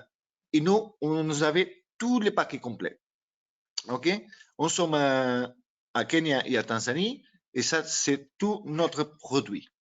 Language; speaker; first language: French; non-native, learner; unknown